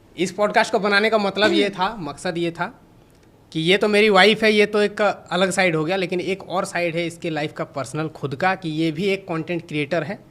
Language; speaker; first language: Hindi; native; Hindi